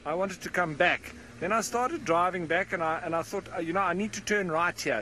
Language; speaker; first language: English; native; English